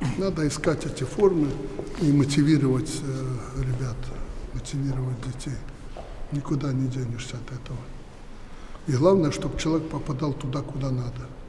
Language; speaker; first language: Russian; native; Russian